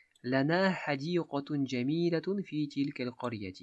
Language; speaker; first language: Arabic; non-native, fluent; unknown